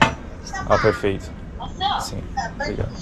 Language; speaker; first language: Portuguese; non-native, learner; French